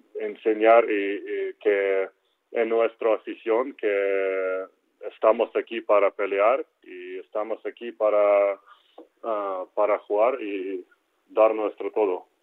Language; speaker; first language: Spanish; non-native, learner; Ukrainian